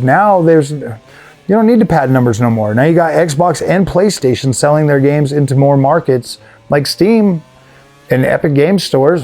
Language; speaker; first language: English; native; English